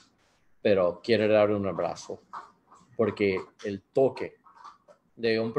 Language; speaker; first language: Spanish; non-native, learner; English